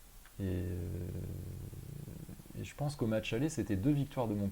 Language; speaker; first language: French; native; French